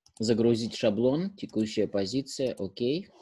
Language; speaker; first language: Russian; native; Russian